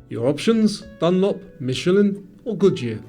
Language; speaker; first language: English; native; English